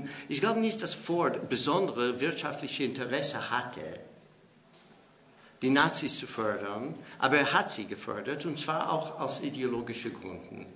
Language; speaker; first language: German; non-native, fluent; English